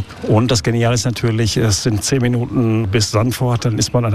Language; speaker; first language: German; native; German